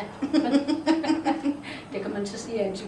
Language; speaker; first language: Danish; native; Danish